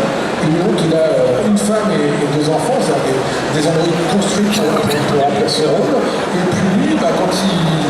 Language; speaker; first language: French; native; French